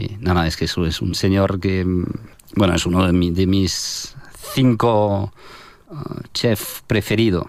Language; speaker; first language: Spanish; non-native, fluent; French